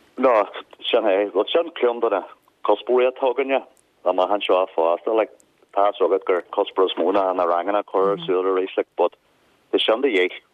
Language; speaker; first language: Irish; non-native, local second language; English